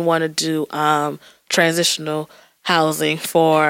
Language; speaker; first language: English; native; English